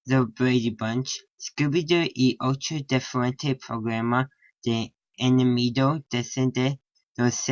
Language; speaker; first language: Spanish; non-native, learner; English